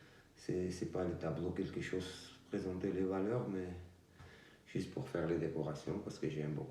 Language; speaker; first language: French; non-native, learner; Georgian